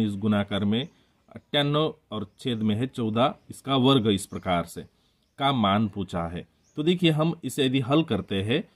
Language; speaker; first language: Hindi; non-native, local second language; Marathi